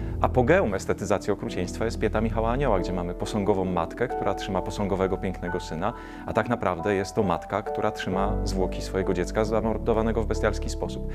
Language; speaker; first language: Polish; native; Polish